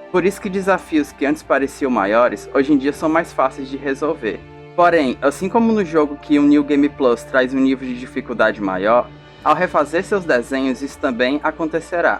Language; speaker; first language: Portuguese; native; Portuguese